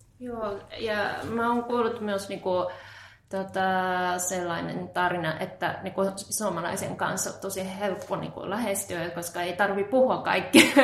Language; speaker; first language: Finnish; non-native, fluent; Japanese